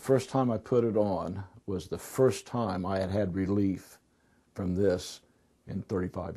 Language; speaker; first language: English; native; English